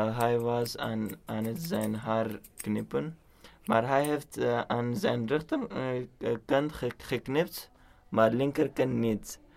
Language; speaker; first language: Dutch; non-native, learner; Urdu